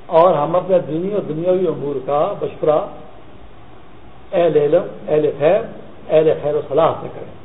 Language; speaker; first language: Urdu; non-native, local second language; Pashto